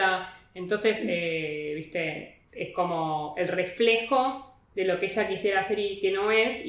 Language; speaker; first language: Spanish; native; Spanish